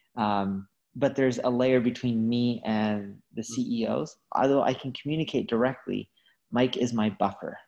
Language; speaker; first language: English; native; English